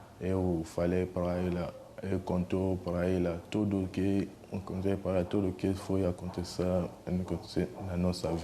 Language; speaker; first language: Portuguese; non-native, learner; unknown